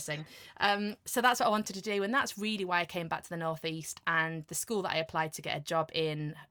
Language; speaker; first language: English; native; English